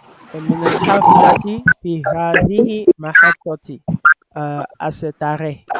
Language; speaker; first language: Arabic; non-native, fluent; French